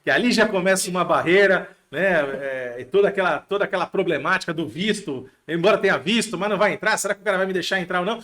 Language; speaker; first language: Portuguese; native; Portuguese